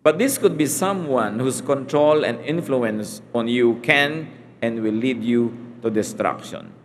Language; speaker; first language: English; non-native, local second language; Filipino